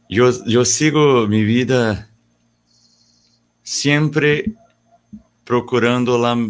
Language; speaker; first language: Spanish; non-native, learner; Portuguese